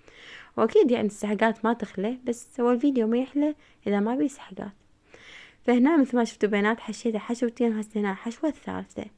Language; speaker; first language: Arabic; native; Arabic